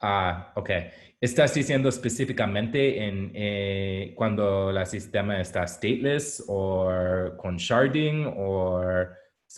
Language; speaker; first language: Spanish; non-native, learner; English